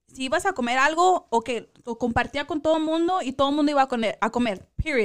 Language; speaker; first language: Spanish; early bilingual, other home language; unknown